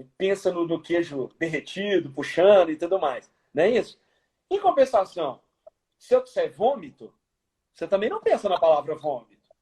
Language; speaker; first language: Portuguese; native; Portuguese